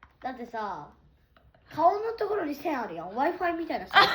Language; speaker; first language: Japanese; early bilingual, other home language; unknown